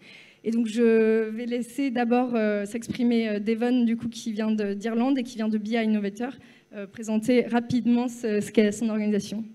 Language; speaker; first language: French; native; French